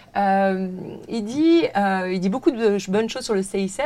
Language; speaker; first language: French; native; French